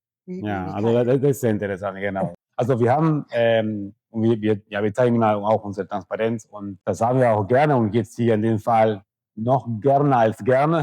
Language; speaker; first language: German; non-native, fluent; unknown